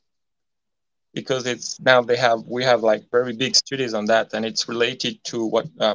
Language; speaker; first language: English; non-native, fluent; French